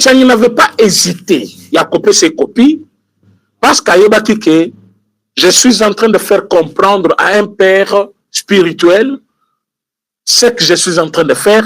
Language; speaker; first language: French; non-native, local second language; Lingala